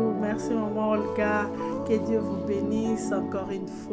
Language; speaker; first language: French; non-native, local second language; Lingala